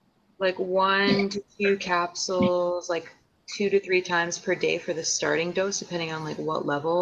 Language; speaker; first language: English; native; English